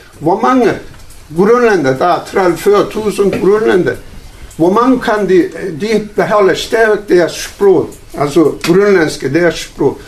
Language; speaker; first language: Danish; non-native, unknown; Turkish